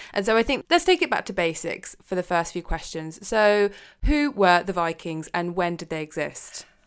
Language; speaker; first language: English; native; English